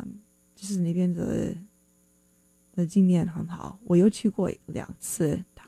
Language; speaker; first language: Chinese; non-native, fluent; English